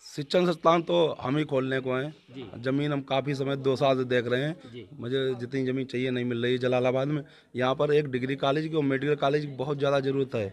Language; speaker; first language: Hindi; native; Hindi